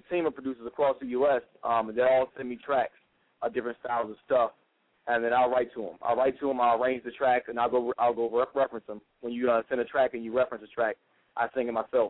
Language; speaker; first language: English; native; English